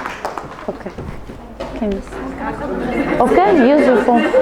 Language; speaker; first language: English; non-native, fluent; Arabic